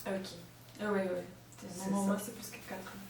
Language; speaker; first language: French; non-native, learner; Portuguese